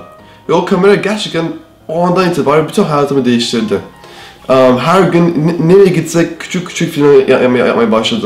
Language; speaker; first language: Turkish; early bilingual, heritage; Turkish